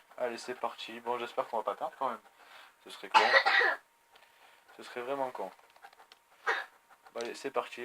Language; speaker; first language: French; native; French